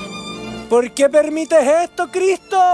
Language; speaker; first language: Spanish; native; Spanish